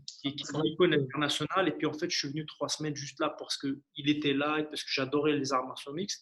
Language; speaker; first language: French; early bilingual, other home language; Arabic